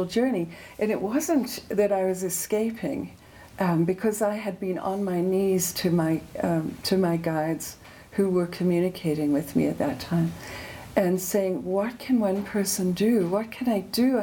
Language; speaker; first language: English; native; English